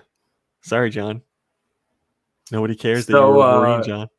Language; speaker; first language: English; native; English